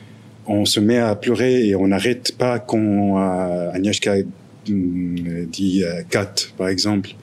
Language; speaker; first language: French; non-native, fluent; Arabic